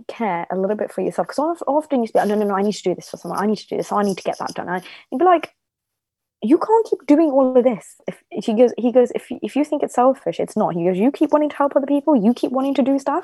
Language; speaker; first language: English; native; English